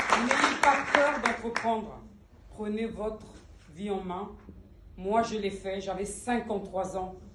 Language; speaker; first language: French; early bilingual, other home language; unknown